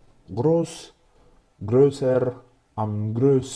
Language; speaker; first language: German; non-native, fluent; Macedonian